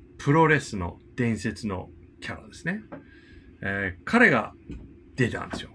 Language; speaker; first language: Japanese; non-native, fluent; English